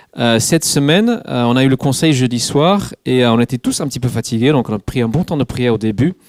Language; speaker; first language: French; non-native, fluent; English